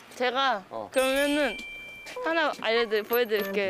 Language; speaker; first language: Korean; native; Korean